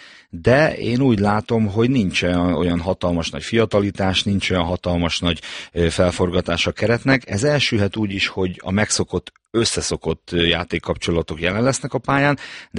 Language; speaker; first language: Hungarian; native; Hungarian